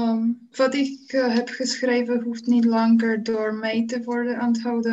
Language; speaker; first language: Dutch; non-native, learner; Czech